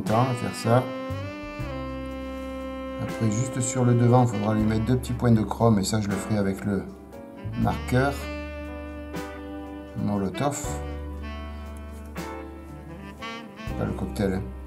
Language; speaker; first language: French; native; French